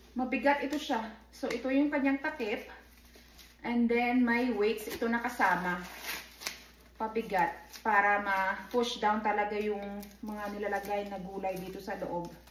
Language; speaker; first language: Filipino; native; Filipino